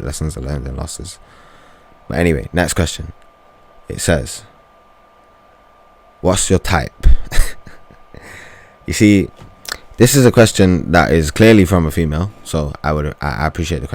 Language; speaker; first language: English; native; English